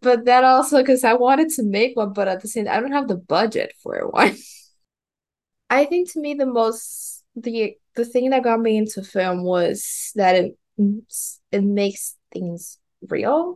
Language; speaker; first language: English; non-native, fluent; Spanish